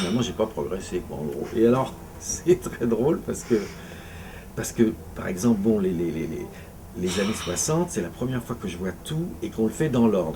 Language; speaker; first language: French; native; French